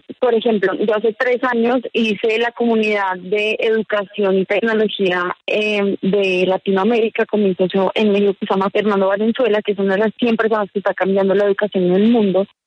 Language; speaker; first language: Spanish; native; Spanish